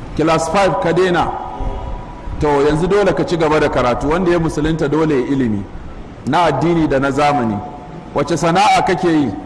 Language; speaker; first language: Hausa; native; Hausa